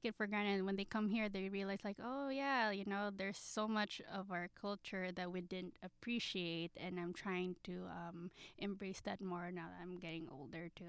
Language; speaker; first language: English; non-native, local second language; Filipino